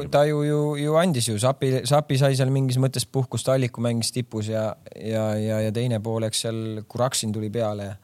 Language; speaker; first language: Estonian; native; Estonian